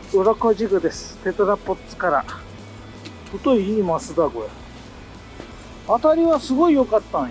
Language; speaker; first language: Japanese; native; Japanese